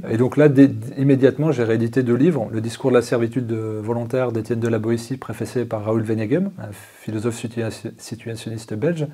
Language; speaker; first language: French; native; French